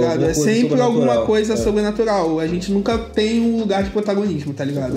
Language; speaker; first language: Portuguese; native; Portuguese